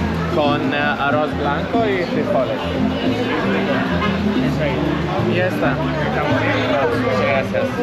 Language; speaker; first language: Spanish; non-native, learner; Lithuanian